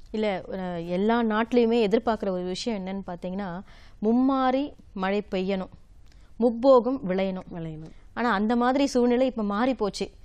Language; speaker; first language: Tamil; native; Tamil